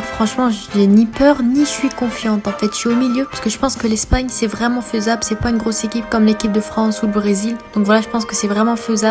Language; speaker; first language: French; native; French